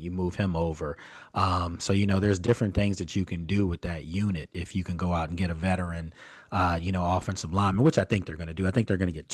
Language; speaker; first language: English; native; English